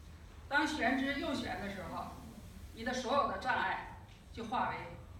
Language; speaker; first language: Chinese; native; Chinese